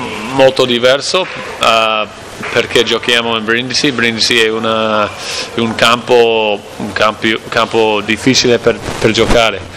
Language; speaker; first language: Italian; non-native, learner; English